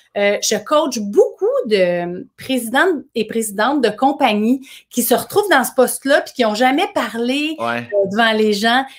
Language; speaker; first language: French; native; French